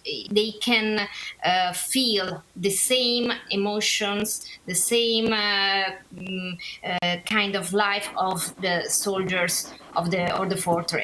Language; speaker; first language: English; non-native, learner; Italian